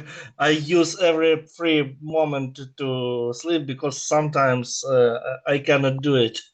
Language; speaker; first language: English; non-native, learner; Ukrainian